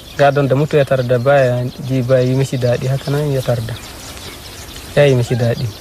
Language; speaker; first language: Hausa; non-native, local second language; Fula